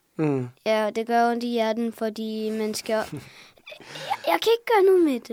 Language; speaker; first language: Danish; early bilingual, other home language; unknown